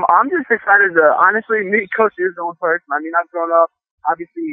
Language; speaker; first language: English; native; English